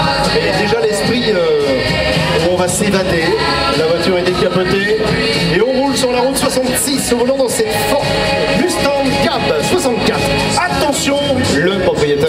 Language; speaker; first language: French; native; French